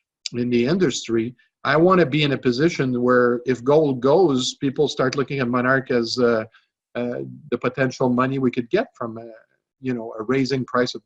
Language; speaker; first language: English; non-native, local second language; French